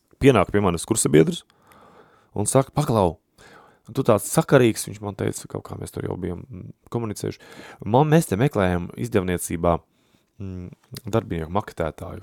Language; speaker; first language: Latvian; native; Latvian